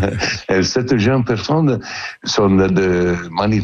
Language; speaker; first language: French; non-native, learner; Italian